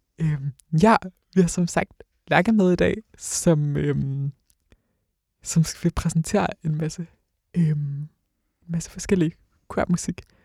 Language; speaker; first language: Danish; native; Danish